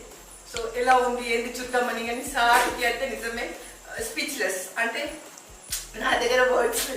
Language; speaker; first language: Telugu; non-native, fluent; Bangla